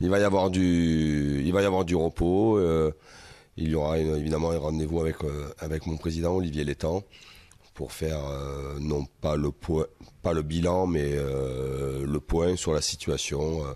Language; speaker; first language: French; native; French